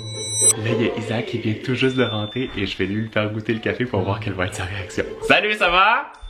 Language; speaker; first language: French; native; French